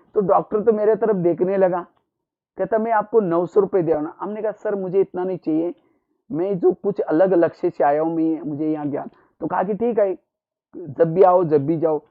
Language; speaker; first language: Hindi; non-native, local second language; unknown